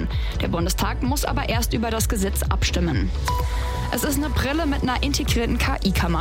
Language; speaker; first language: German; native; German